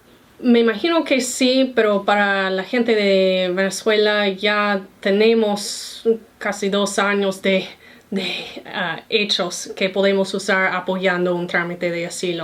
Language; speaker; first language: Spanish; non-native, fluent; English